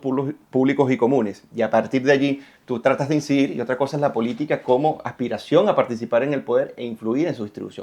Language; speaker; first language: Spanish; native; Spanish